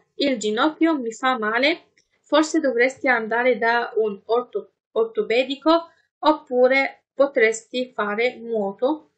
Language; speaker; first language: Italian; non-native, fluent; Arabic